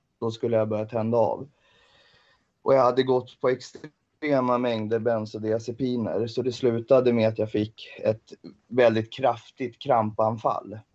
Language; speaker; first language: Swedish; native; Swedish